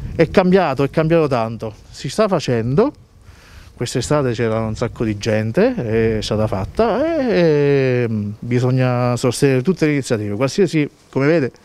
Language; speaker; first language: Italian; native; Italian